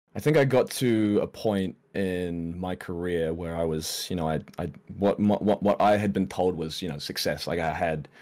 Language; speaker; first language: English; native; English